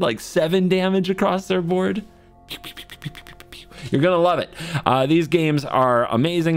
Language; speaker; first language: English; native; English